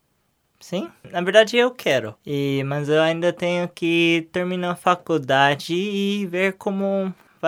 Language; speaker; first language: Portuguese; non-native, learner; English